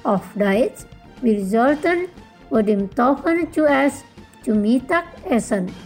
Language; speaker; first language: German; non-native, fluent; Indonesian